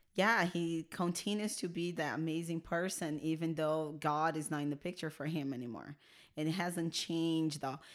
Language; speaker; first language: English; non-native, fluent; Portuguese